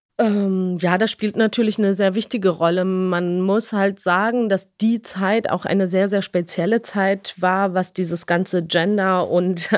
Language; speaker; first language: German; non-native, fluent; Georgian